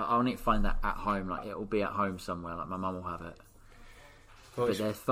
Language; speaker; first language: English; native; English